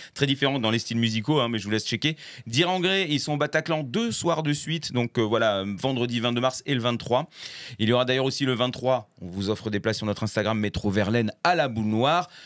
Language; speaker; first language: French; native; French